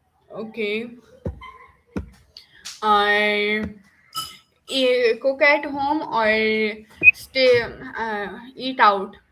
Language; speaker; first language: English; non-native, local second language; Urdu